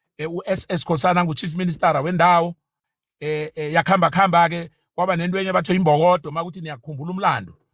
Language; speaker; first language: Zulu; non-native, local second language; South Ndebele